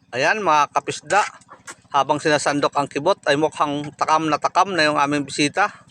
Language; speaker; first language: Filipino; non-native, local second language; Cebuano